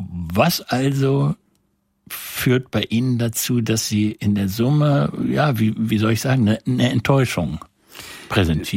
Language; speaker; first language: German; native; German